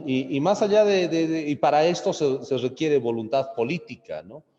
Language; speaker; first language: Spanish; native; Spanish